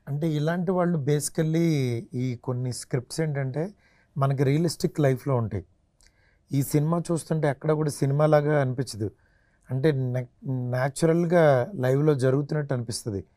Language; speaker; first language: Telugu; native; Telugu